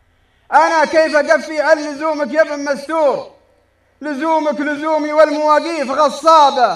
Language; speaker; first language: Arabic; native; Arabic